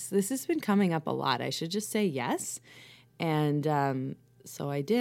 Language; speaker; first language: English; native; English